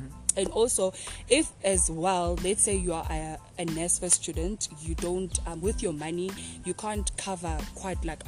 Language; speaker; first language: English; non-native, local second language; Xhosa